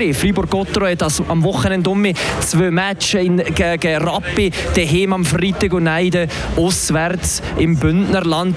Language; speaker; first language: German; native; German